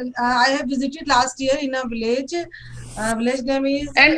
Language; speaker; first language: English; non-native, learner; Hindi